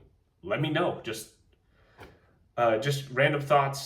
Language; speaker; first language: English; native; English